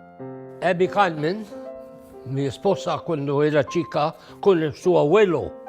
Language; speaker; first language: Spanish; early bilingual, heritage; English